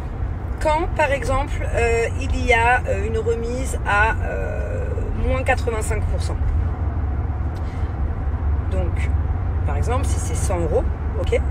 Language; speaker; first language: French; native; French